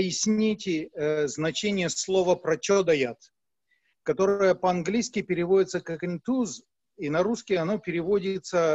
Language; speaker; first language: Russian; native; Russian